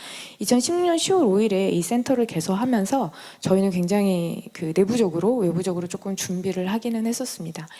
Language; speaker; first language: Korean; native; Korean